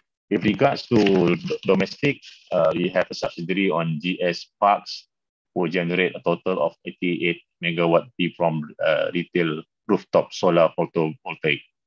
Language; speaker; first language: English; non-native, local second language; Malay